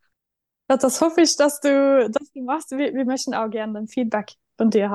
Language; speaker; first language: German; non-native, fluent; Norwegian